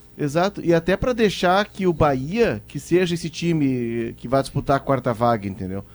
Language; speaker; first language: Portuguese; native; Portuguese